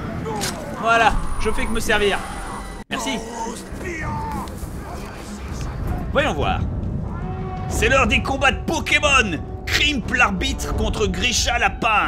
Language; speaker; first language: French; native; French